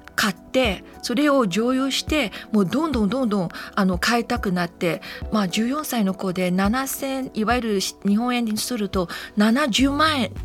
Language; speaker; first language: Japanese; non-native, fluent; Chinese